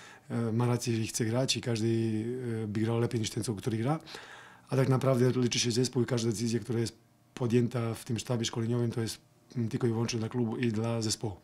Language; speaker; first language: Polish; non-native, fluent; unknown